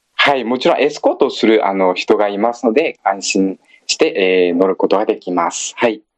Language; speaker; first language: Japanese; non-native, fluent; Uyghur